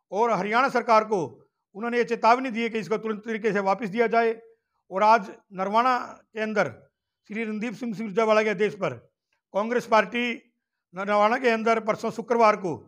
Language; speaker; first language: Hindi; native; Hindi